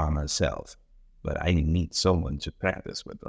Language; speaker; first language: English; non-native, fluent; Spanish